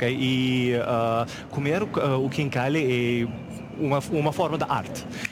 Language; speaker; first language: Portuguese; non-native, learner; Uzbek